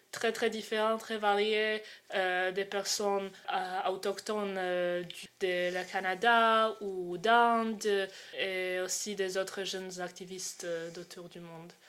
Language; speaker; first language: French; non-native, fluent; Croatian